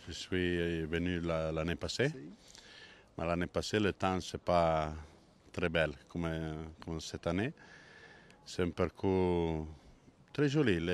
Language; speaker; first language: French; non-native, learner; Italian